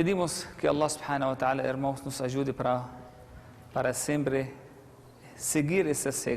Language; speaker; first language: Portuguese; non-native, fluent; Arabic